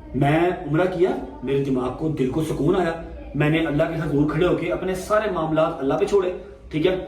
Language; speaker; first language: Urdu; non-native, local second language; Punjabi